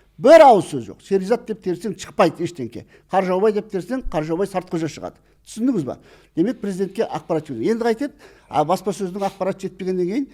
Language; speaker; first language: Kazakh; native; Kazakh